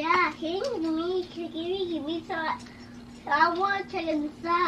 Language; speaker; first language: English; early bilingual, other home language; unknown